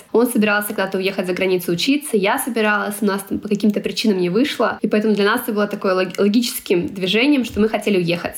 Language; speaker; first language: Russian; non-native, local second language; Tatar